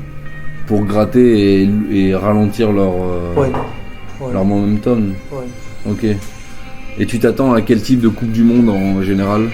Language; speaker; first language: French; native; French